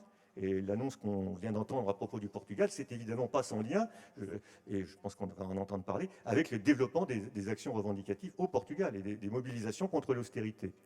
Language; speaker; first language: French; native; French